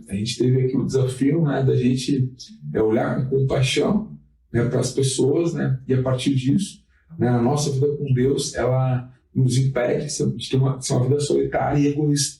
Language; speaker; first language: Portuguese; native; Portuguese